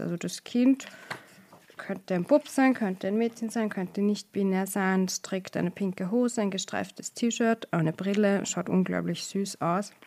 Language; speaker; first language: German; native; German